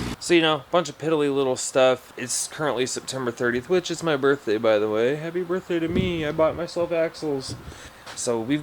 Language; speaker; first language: English; native; English